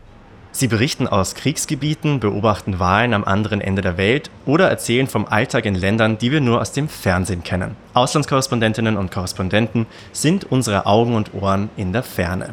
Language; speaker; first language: German; native; German